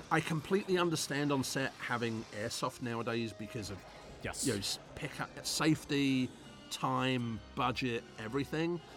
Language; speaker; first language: English; native; English